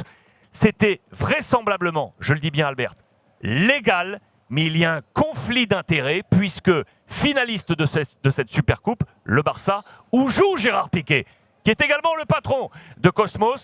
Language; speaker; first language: French; native; French